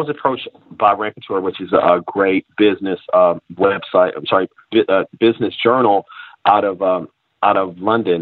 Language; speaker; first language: English; native; English